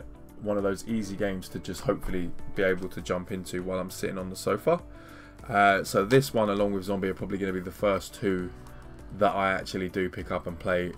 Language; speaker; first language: English; native; English